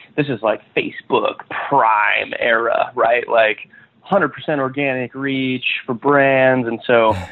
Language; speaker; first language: English; native; English